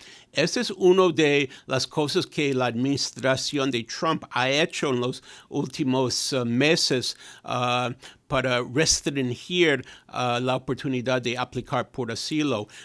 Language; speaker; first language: Spanish; non-native, fluent; English